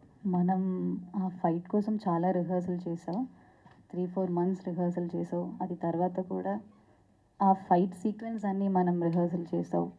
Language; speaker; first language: Telugu; non-native, local second language; Malayalam